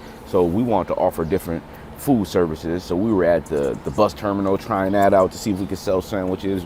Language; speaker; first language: English; native; English